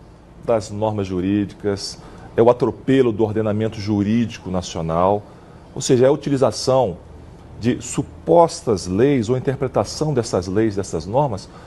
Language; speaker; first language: Portuguese; native; Portuguese